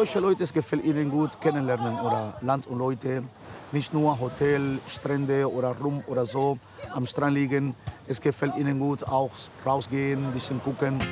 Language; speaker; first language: German; non-native, learner; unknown